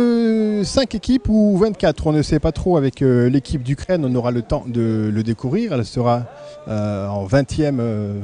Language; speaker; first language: French; native; French